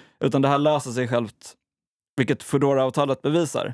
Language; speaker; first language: Swedish; native; Swedish